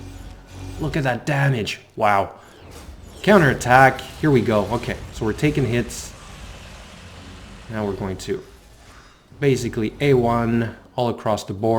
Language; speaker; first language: English; native; English